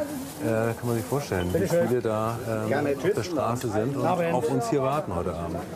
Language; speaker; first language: German; native; German